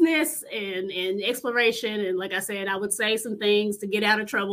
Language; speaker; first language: English; native; English